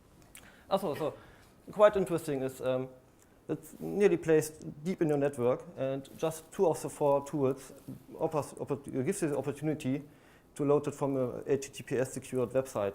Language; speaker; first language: English; non-native, fluent; German